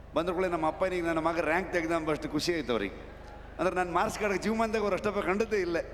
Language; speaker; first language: Kannada; native; Kannada